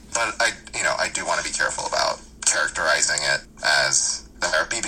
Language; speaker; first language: English; early bilingual, other home language; Korean